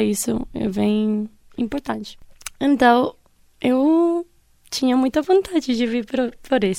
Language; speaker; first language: Portuguese; non-native, fluent; Spanish